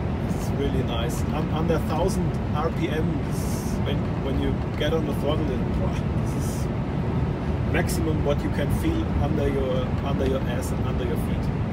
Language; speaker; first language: English; non-native, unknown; German